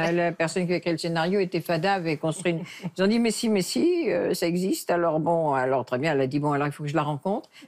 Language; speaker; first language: French; native; French